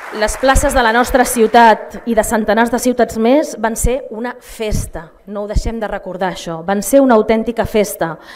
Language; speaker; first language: Catalan; native; Catalan